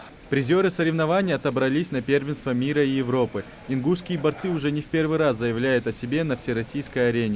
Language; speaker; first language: Russian; native; Russian